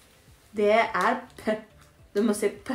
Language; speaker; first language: Norwegian; non-native, learner; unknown